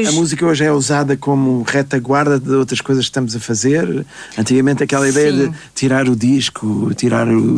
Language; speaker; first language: Portuguese; native; Portuguese